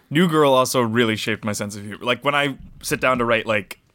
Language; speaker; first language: English; native; English